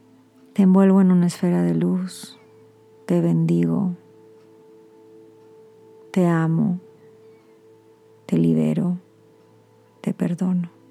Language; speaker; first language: Spanish; native; Spanish